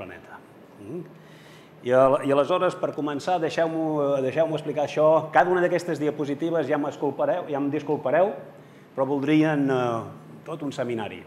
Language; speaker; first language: Catalan; native; Catalan